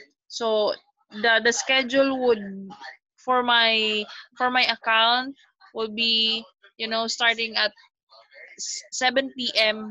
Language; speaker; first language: English; non-native, local second language; Filipino